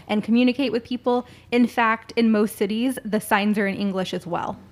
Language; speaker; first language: English; early bilingual, other home language; Filipino